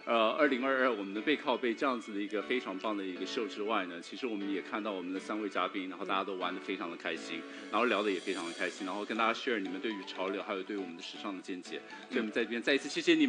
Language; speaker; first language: Chinese; native; Chinese